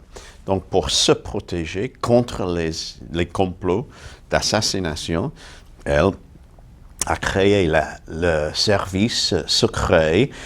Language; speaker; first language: French; non-native, fluent; English